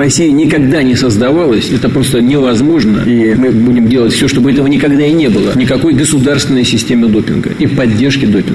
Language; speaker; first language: Russian; native; Russian